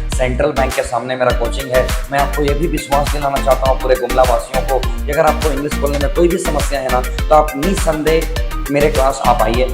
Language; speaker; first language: Hindi; native; Hindi